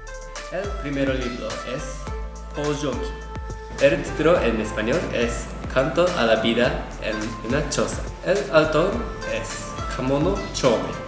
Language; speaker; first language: Spanish; non-native, learner; Japanese